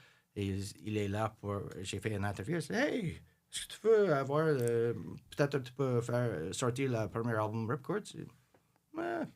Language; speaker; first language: French; non-native, local second language; English